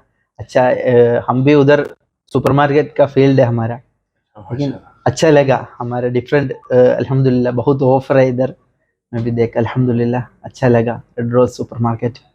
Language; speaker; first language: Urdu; non-native, local second language; Malayalam